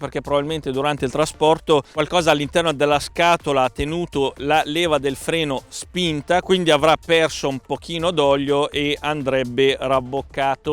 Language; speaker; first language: Italian; native; Italian